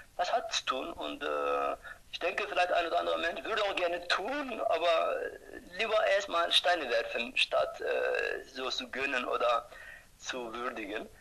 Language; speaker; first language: German; non-native, fluent; Turkish